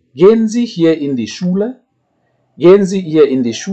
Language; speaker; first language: German; non-native, fluent; Indonesian